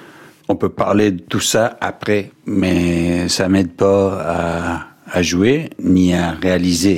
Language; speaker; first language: French; non-native, fluent; Danish